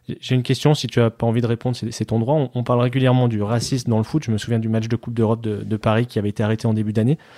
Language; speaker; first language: French; native; French